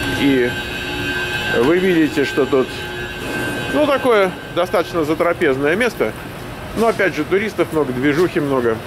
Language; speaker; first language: Russian; native; Russian